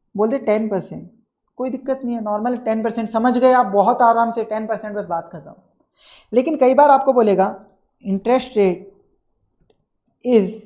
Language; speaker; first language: Hindi; native; Hindi